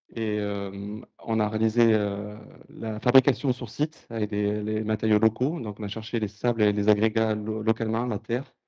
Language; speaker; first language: French; native; French